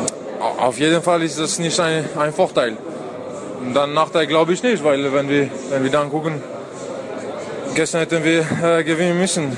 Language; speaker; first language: German; non-native, fluent; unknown